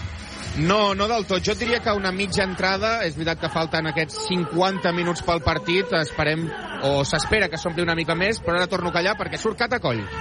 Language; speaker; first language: Catalan; native; Catalan